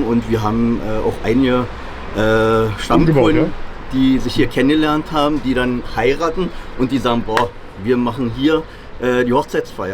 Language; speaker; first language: German; native; German